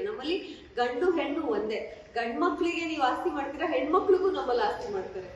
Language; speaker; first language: Kannada; non-native, local second language; Kodava